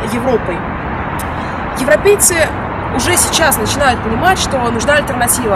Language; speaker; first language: Russian; native; Russian